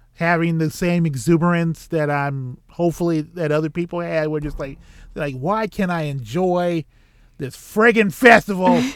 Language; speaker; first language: English; native; English